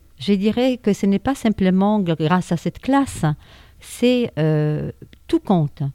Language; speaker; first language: French; non-native, fluent; Polish